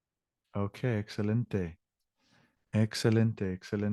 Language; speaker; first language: Spanish; non-native, learner; English